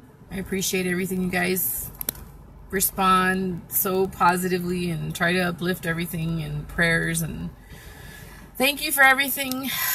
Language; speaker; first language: English; early bilingual, other home language; Spanish